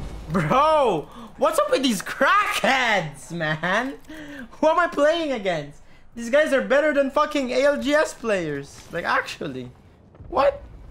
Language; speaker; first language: English; native; English